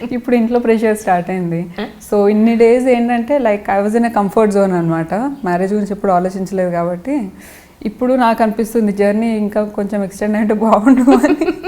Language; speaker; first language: Telugu; non-native, local second language; Lambadi